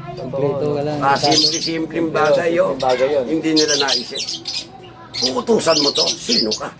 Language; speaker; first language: Filipino; native; Filipino